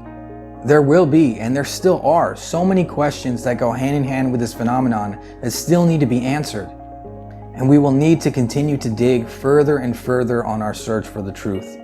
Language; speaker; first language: English; native; English